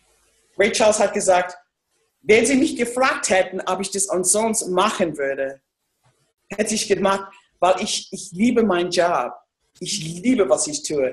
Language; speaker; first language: German; non-native, fluent; English